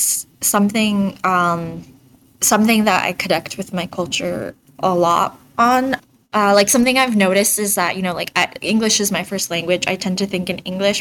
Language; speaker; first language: English; early bilingual, other home language; Bangla